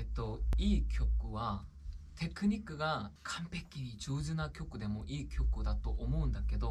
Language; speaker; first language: Japanese; non-native, learner; Korean